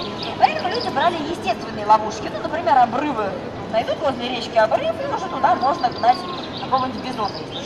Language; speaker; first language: Russian; native; Russian